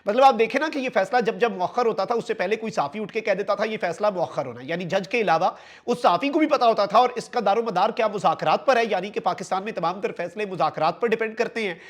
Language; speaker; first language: Urdu; native; Urdu